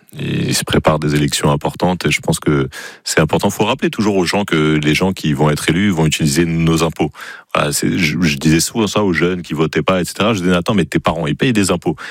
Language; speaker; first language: French; native; French